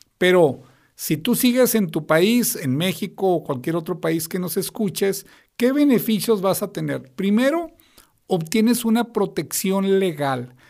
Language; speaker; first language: Spanish; native; Spanish